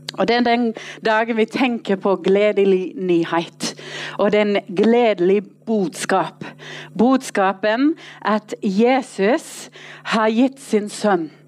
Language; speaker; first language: Norwegian; non-native, fluent; English